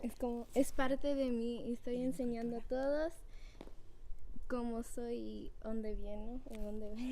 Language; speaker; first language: Spanish; early bilingual, heritage; Spanish